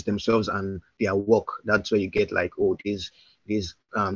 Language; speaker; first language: English; non-native, local second language; Yoruba